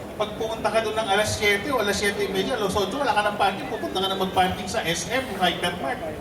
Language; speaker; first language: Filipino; non-native, local second language; Iloko